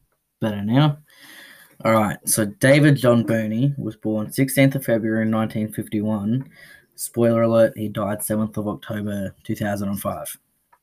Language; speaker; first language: English; native; English